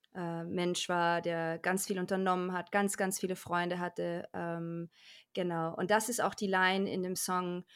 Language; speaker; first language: German; native; German